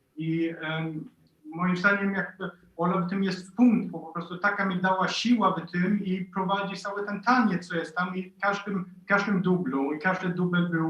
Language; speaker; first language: Polish; non-native, fluent; Swedish